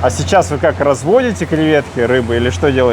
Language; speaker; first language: Russian; native; Russian